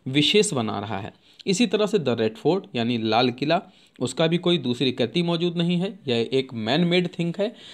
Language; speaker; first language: Hindi; native; Hindi